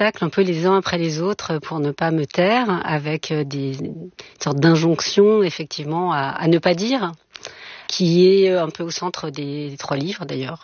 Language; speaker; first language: French; native; French